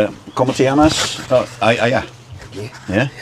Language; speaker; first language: Spanish; non-native, learner; English